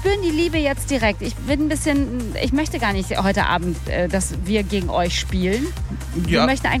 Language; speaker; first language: German; native; German